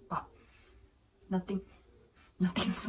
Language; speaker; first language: English; non-native, learner; Japanese